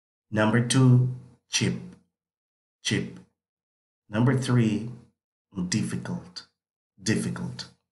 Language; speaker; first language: English; non-native, fluent; Spanish